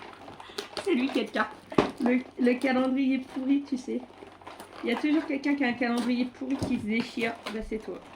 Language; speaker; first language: French; native; French